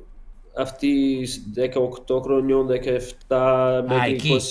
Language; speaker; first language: Greek; non-native, learner; Portuguese